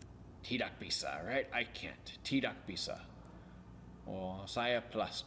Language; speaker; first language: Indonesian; non-native, learner; English